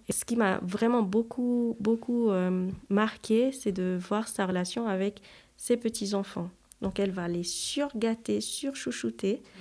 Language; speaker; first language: French; non-native, local second language; Haitian Creole